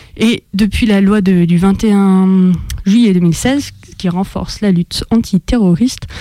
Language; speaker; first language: French; native; French